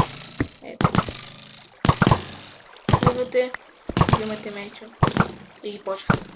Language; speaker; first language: Bulgarian; native; Bulgarian